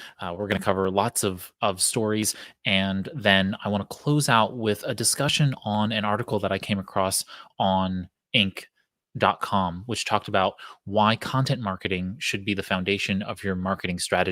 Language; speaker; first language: English; native; English